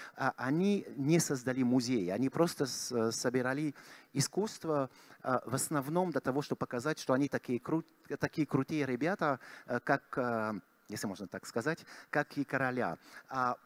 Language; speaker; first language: Russian; non-native, fluent; French